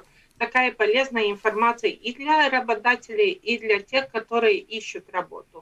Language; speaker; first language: Russian; non-native, local second language; Latvian